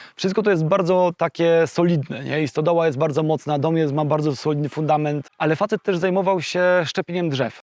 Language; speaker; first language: Polish; native; Polish